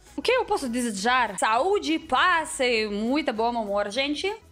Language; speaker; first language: Portuguese; non-native, learner; Russian